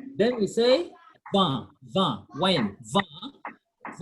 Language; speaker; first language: French; non-native, fluent; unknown